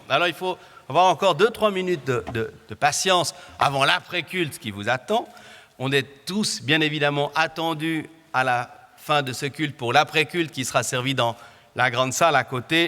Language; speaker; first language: French; native; French